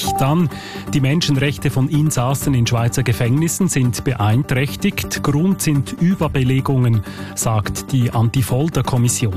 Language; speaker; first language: German; native; German